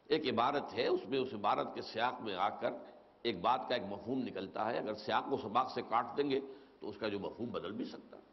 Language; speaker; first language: Urdu; native; Urdu